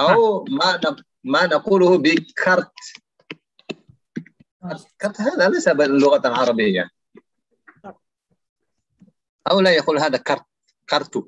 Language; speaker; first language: Arabic; non-native, fluent; Indonesian